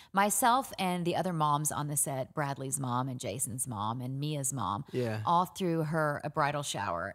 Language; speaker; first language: English; native; English